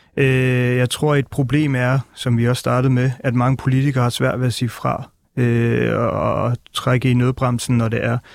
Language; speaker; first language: Danish; early bilingual, other home language; Punjabi